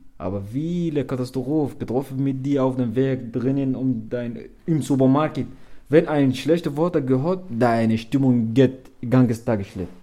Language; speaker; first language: German; non-native, learner; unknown